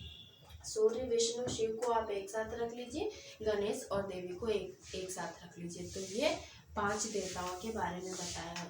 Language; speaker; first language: Hindi; native; Hindi